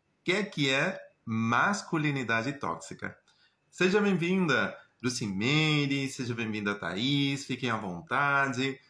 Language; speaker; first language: Portuguese; non-native, fluent; Spanish